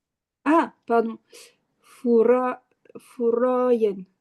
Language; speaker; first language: French; non-native, learner; Arabic